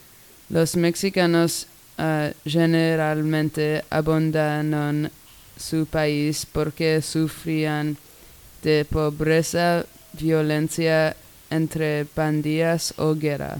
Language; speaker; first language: Spanish; non-native, learner; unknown